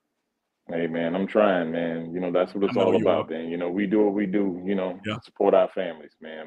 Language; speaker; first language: English; native; English